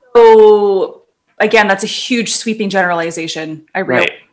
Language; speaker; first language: English; native; English